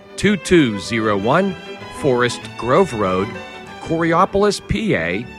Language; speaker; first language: English; native; English